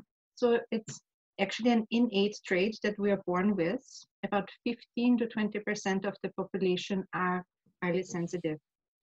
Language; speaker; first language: English; non-native, fluent; German